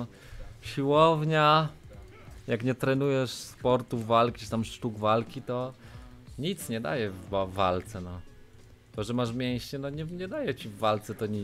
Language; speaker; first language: Polish; native; Polish